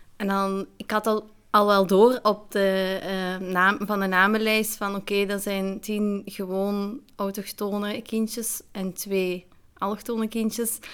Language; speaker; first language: Dutch; early bilingual, other home language; Arabic